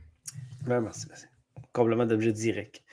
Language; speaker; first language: French; native; French